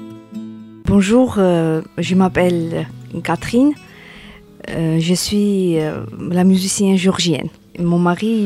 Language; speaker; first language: French; non-native, learner; Georgian